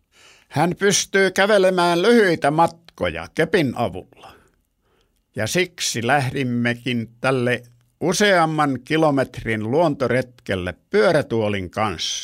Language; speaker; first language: Finnish; native; Finnish